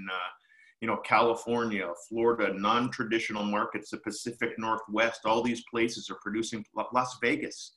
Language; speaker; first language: English; native; English